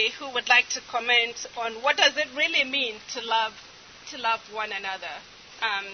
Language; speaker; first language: English; non-native, local second language; Kamba